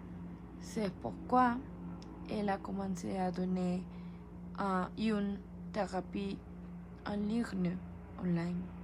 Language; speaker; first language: French; non-native, learner; Spanish